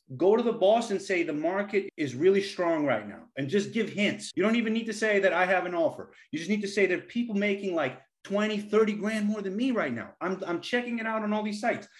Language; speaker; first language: English; native; English